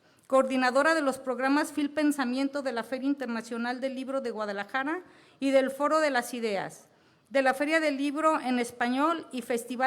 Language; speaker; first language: Spanish; native; Spanish